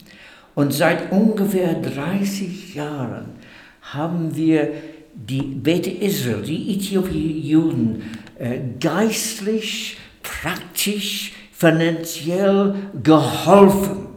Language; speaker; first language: German; non-native, fluent; English